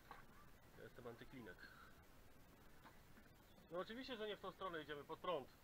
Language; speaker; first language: Polish; native; Polish